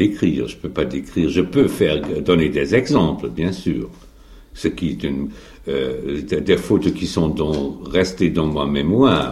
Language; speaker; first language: French; non-native, fluent; German